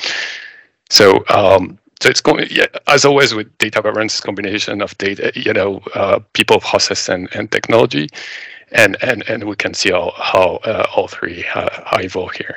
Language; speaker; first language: English; non-native, fluent; French